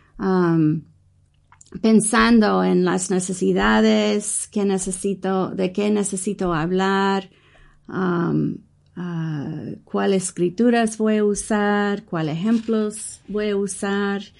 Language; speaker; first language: Spanish; non-native, learner; English